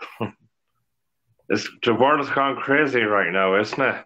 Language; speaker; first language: English; native; English